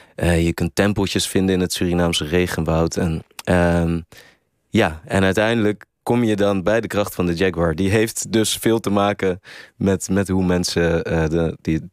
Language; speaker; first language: Dutch; native; Dutch